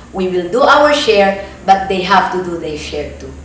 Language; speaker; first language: English; non-native, local second language; Filipino